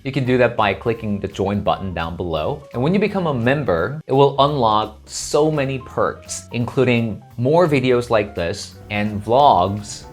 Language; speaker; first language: English; non-native, fluent; Korean